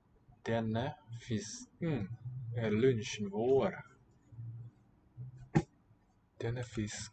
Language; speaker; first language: Norwegian; non-native, learner; English